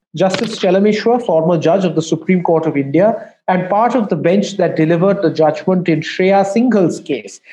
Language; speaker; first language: English; non-native, local second language; Bangla